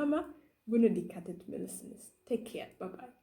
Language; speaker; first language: Turkish; non-native, learner; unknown